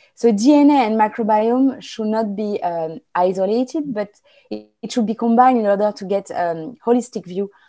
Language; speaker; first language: English; non-native, fluent; French